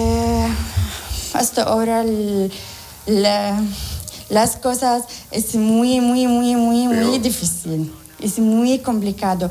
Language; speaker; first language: Spanish; non-native, learner; Arabic